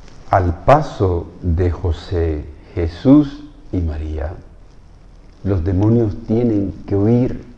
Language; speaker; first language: Spanish; native; Spanish